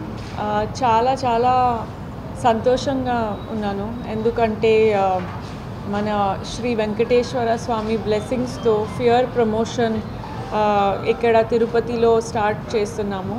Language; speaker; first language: Telugu; non-native, fluent; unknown